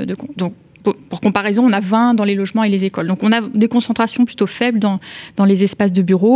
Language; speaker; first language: French; native; French